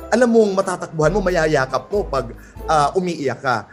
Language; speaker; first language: Filipino; native; Filipino